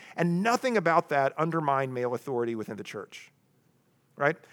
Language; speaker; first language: English; native; English